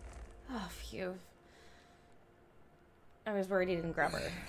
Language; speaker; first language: English; native; English